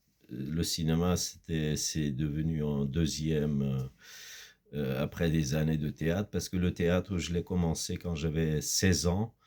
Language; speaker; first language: French; non-native, fluent; Kurdish